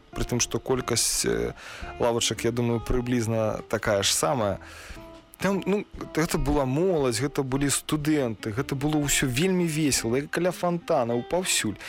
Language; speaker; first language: Belarusian; non-native, local second language; Russian